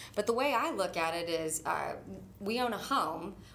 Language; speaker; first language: English; native; English